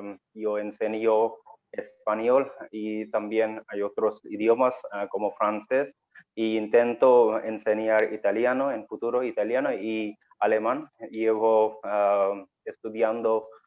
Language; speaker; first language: Spanish; non-native, learner; Bangla